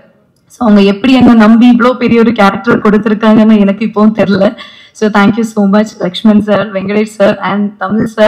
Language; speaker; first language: Tamil; non-native, fluent; Malayalam